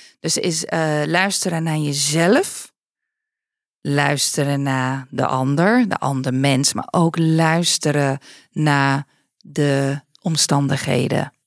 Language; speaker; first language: Dutch; non-native, fluent; English